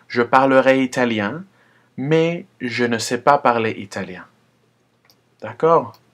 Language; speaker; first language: French; non-native, fluent; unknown